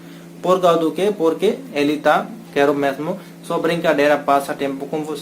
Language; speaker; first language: Portuguese; non-native, learner; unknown